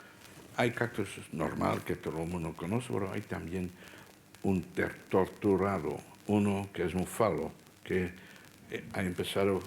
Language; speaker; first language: Spanish; non-native, fluent; Dutch